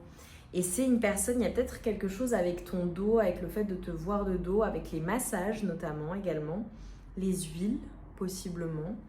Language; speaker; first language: French; native; French